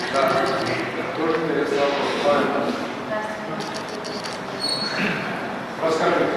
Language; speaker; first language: Russian; native; Russian